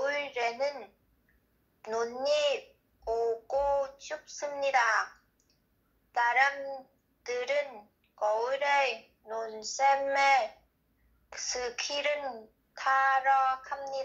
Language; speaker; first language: Korean; non-native, learner; Vietnamese